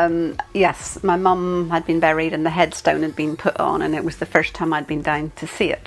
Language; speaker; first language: English; native; English